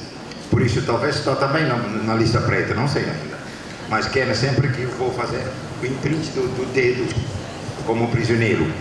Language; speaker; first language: Portuguese; non-native, fluent; Dutch